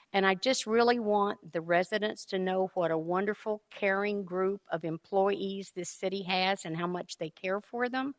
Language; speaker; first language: English; native; English